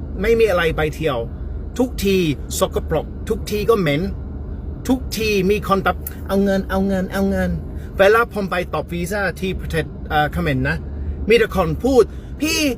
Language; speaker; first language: Thai; non-native, learner; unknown